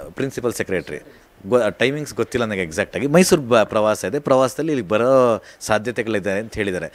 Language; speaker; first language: Kannada; native; Kannada